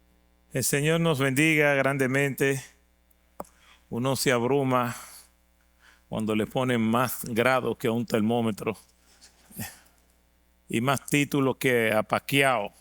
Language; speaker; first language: Spanish; native; Spanish